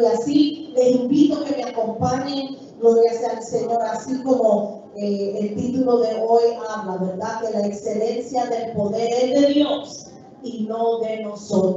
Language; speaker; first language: Spanish; native; Spanish